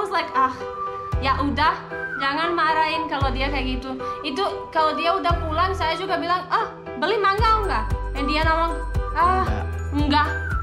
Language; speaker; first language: Indonesian; non-native, learner; English